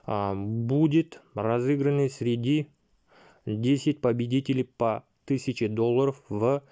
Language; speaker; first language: Russian; non-native, local second language; Kazakh